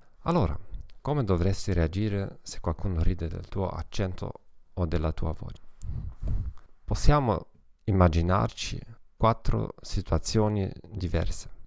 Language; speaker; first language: Italian; non-native, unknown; German